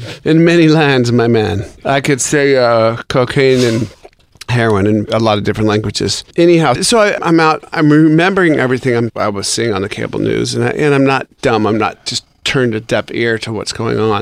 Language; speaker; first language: English; native; English